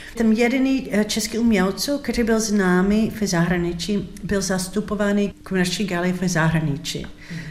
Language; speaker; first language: Czech; non-native, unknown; English